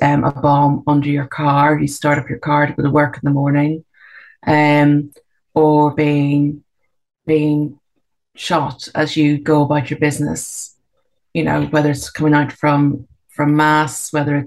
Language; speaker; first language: English; native; English